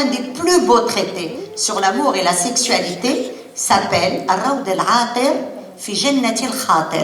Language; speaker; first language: French; non-native, local second language; Arabic